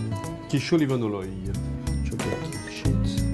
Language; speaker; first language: Hungarian; non-native, learner; French